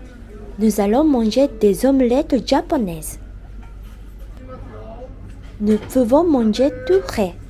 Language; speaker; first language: French; non-native, fluent; Japanese